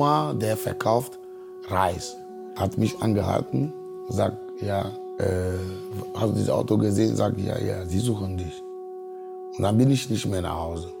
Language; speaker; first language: German; non-native, fluent; Ewe